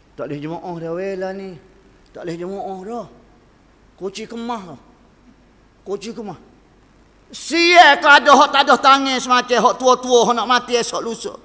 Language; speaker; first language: Malay; native; Malay